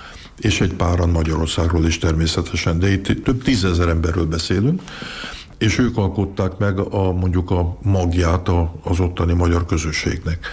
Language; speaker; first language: Hungarian; early bilingual, heritage; Hungarian